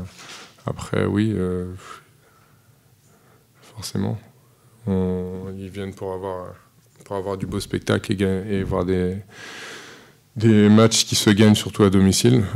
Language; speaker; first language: French; native; French